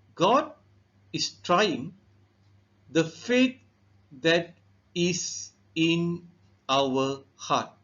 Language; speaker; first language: English; non-native, local second language; Tamil